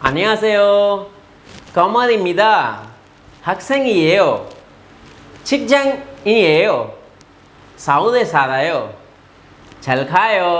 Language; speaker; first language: Korean; non-native, fluent; Urdu